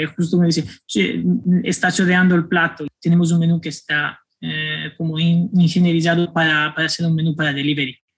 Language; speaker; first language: Spanish; non-native, fluent; Italian